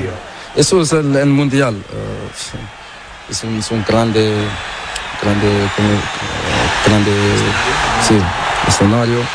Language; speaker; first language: Spanish; non-native, learner; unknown